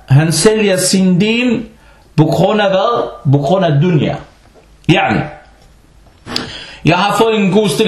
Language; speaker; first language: Danish; non-native, fluent; Arabic